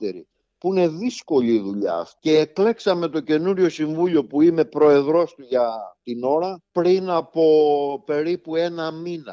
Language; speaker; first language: Greek; native; Greek